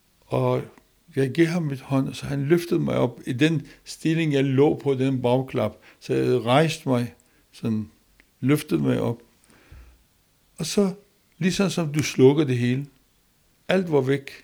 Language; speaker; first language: Danish; non-native, learner; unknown